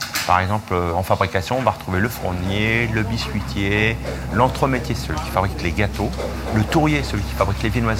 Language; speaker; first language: French; native; French